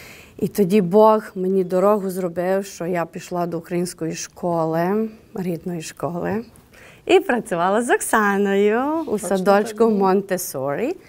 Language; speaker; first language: Ukrainian; early bilingual, heritage; Ukrainian